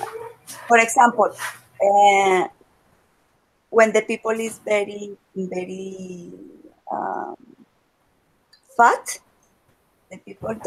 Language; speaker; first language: English; non-native, learner; Spanish